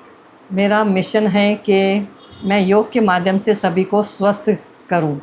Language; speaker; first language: Hindi; native; Hindi